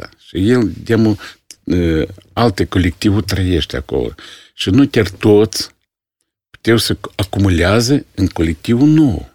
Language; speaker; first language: Romanian; non-native, local second language; Russian